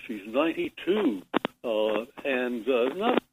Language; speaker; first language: English; native; English